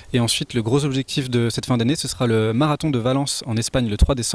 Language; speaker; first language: French; native; French